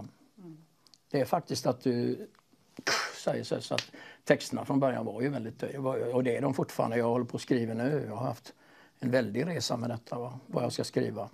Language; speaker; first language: Swedish; native; Swedish